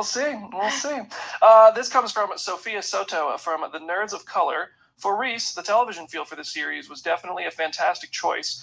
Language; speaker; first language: English; native; English